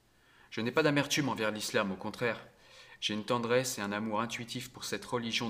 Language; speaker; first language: French; native; French